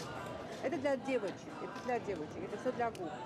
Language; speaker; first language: Russian; native; Russian